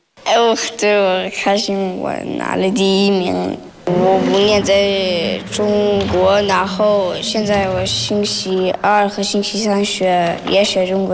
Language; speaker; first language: Chinese; non-native, learner; German